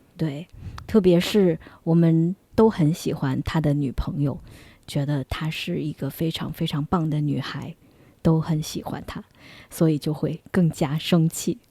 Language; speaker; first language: Chinese; native; Chinese